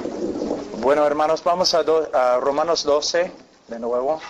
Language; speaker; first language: Spanish; non-native, fluent; English